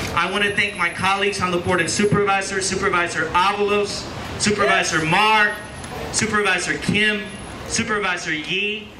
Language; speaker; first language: English; early bilingual, other home language; Spanish